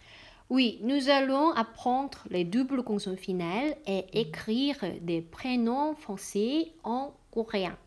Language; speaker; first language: French; non-native, fluent; Korean